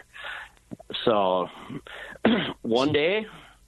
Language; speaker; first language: English; native; English